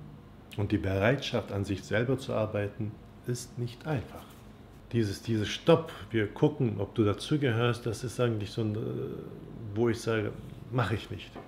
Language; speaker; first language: German; non-native, fluent; Turkish